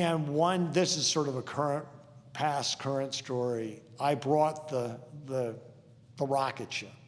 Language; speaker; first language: English; native; English